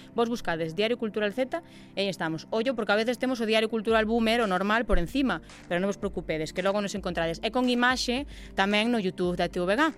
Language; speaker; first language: Galician; native; Galician